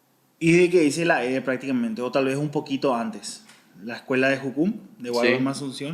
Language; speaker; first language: Spanish; native; Spanish